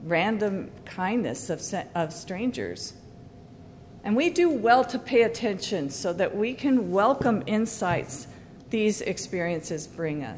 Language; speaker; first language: English; native; English